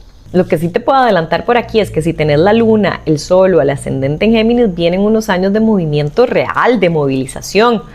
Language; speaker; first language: Spanish; native; Spanish